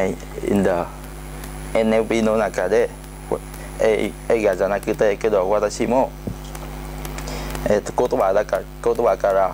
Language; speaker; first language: Japanese; non-native, learner; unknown